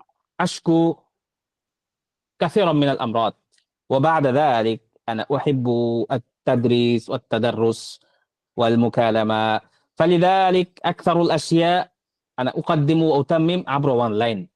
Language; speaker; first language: Arabic; non-native, fluent; Bangla